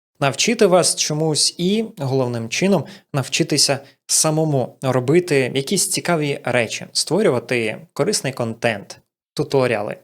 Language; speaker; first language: Ukrainian; non-native, local second language; Russian